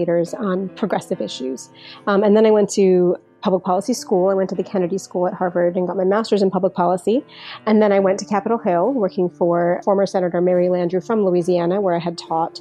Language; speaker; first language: English; native; English